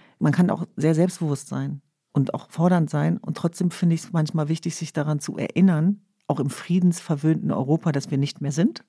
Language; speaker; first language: German; early bilingual, other home language; Kurdish